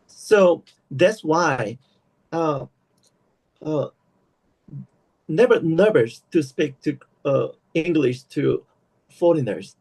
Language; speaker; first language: English; non-native, learner; Korean